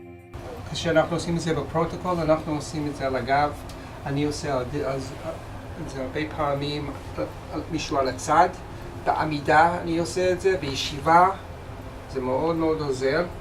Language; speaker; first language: Hebrew; non-native, fluent; English